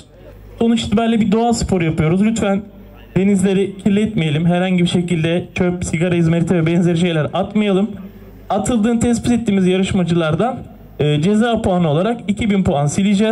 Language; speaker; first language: Turkish; native; Turkish